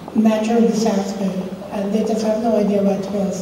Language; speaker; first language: English; non-native, fluent; Thai